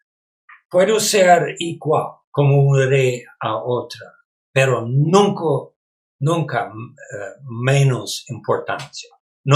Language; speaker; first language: Spanish; non-native, learner; English